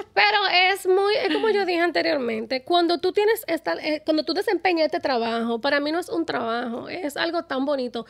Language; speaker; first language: Spanish; early bilingual, other home language; English